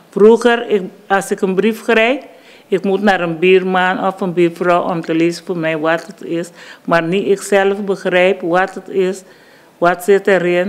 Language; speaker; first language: Dutch; non-native, learner; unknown